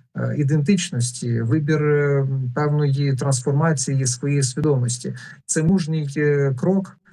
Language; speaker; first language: Ukrainian; non-native, local second language; Russian